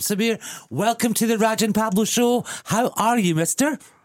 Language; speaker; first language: English; early bilingual, other home language; Punjabi